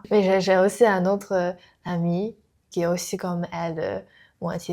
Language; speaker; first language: French; non-native, learner; Chinese